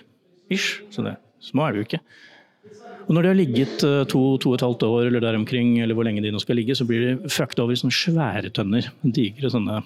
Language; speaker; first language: Norwegian; native; Norwegian